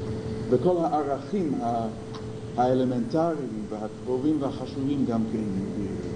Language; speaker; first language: Hebrew; non-native, fluent; English